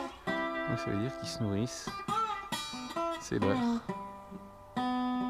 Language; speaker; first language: French; native; French